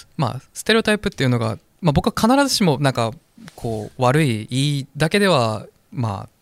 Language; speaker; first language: Japanese; non-native, fluent; Korean